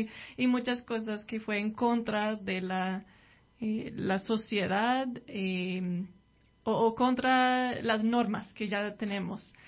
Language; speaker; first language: Spanish; non-native, fluent; English